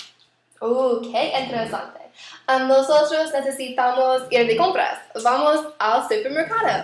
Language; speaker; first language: Spanish; non-native, learner; English